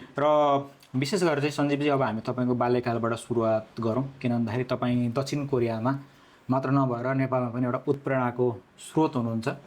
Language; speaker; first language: Nepali; native; Nepali